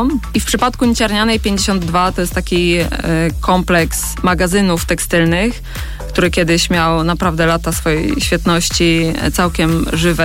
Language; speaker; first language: Polish; native; Polish